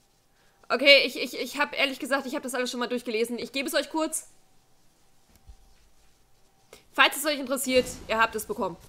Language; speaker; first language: German; native; German